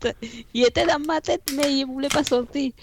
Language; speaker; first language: French; non-native, fluent; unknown